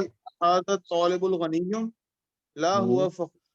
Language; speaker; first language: Arabic; non-native, learner; Urdu